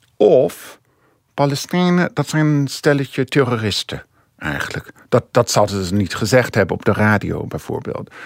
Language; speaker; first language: Dutch; non-native, fluent; English